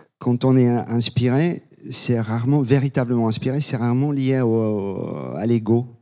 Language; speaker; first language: French; non-native, fluent; Bulgarian